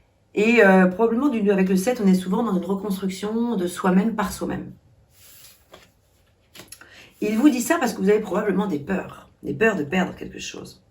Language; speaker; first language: French; native; French